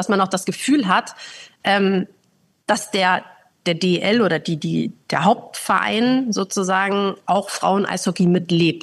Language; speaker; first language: German; native; German